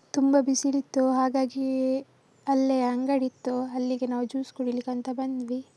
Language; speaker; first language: Kannada; non-native, local second language; Tulu